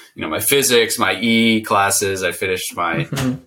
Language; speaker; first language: English; native; English